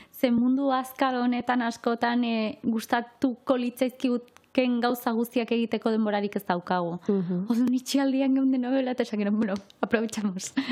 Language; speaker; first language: Basque; native; Basque